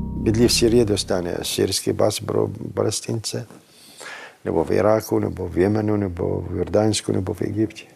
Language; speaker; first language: Czech; non-native, fluent; Arabic